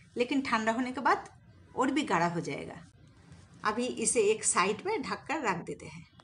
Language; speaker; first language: Hindi; non-native, local second language; Bangla